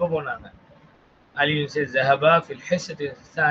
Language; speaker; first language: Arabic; non-native, fluent; Tamil